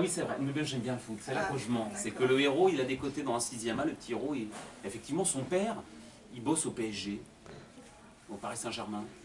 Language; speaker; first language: French; native; French